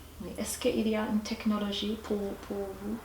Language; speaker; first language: French; non-native, fluent; English